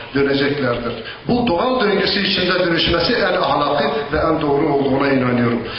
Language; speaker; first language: Turkish; non-native, local second language; Zaza